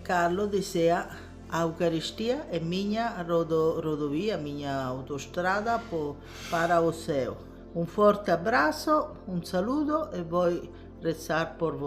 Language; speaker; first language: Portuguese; non-native, learner; Italian